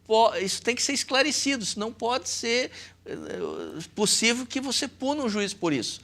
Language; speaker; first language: Portuguese; native; Portuguese